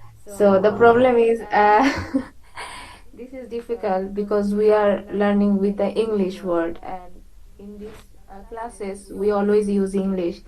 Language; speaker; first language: English; non-native, fluent; Bangla